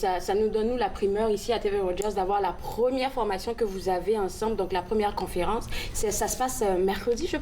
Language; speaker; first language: French; native; French